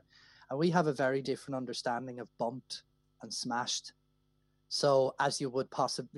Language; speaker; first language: English; native; English